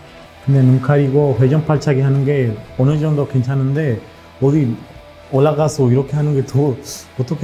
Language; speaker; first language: Korean; non-native, fluent; Spanish